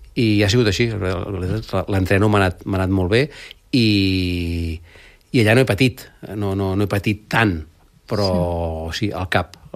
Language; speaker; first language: Catalan; native; Catalan